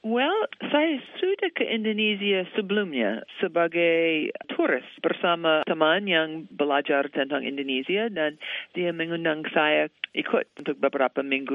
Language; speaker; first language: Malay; non-native, fluent; English